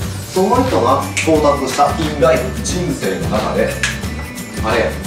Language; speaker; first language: Japanese; native; Japanese